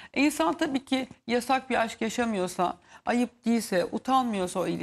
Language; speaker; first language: Turkish; native; Turkish